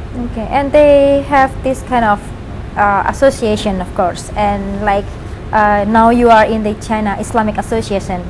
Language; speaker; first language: English; non-native, fluent; Indonesian